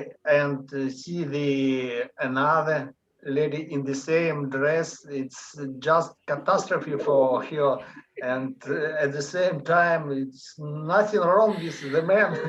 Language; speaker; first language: English; non-native, learner; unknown